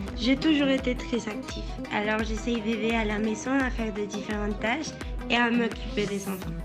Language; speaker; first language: French; non-native, learner; Spanish